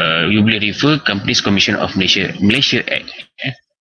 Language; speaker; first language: English; non-native, local second language; Malay